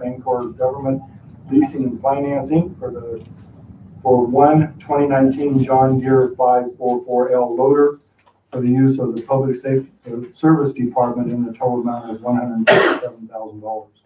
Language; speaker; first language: English; native; English